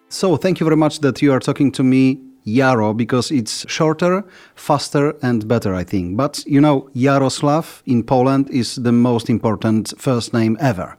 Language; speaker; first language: English; non-native, fluent; Polish